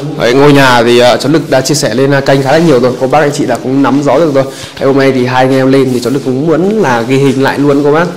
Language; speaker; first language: Vietnamese; native; Vietnamese